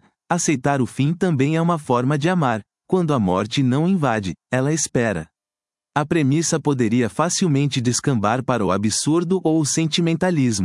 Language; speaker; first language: Portuguese; native; Portuguese